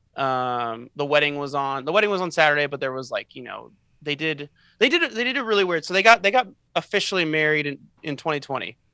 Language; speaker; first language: English; native; English